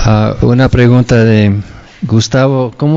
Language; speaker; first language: Spanish; non-native, fluent; English